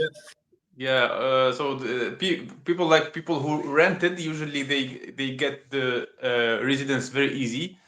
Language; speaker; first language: English; non-native, learner; Russian